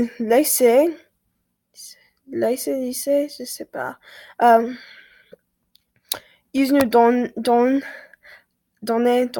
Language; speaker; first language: French; non-native, learner; English